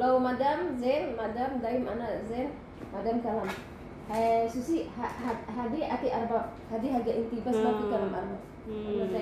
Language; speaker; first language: Arabic; non-native, learner; Indonesian